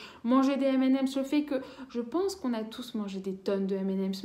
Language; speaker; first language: French; native; French